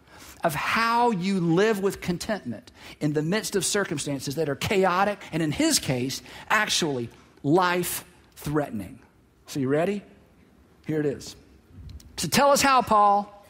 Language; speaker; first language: English; native; English